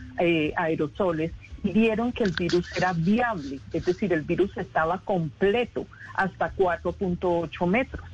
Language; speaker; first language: Spanish; native; Spanish